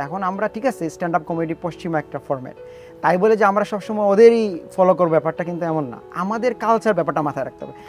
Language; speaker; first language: Bangla; native; Bangla